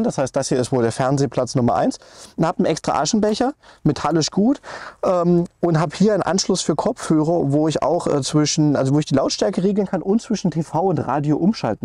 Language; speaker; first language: German; native; German